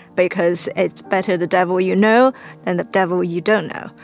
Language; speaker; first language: English; non-native, fluent; Chinese